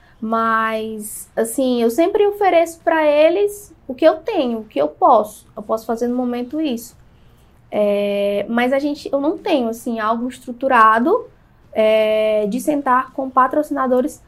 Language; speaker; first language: Portuguese; native; Portuguese